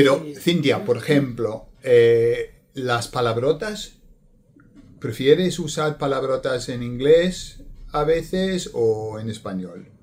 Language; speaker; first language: Spanish; non-native, fluent; English